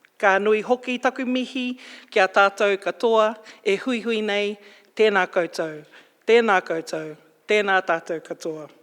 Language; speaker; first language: Māori; non-native, local second language; Samoan